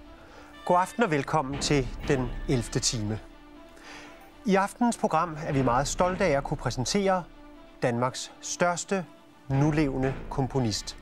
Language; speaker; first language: Danish; native; Danish